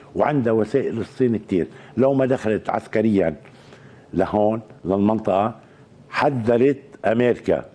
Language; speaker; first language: Arabic; native; Arabic